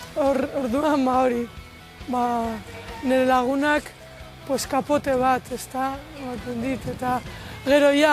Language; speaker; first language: Basque; non-native, local second language; Spanish